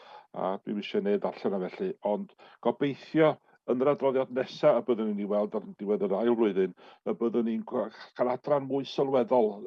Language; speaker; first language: Welsh; native; Welsh